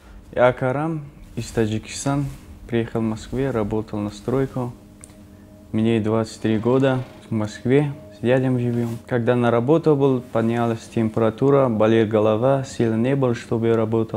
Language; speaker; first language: Russian; non-native, learner; Tajik